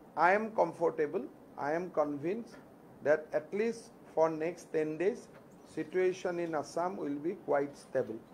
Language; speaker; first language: English; non-native, local second language; Assamese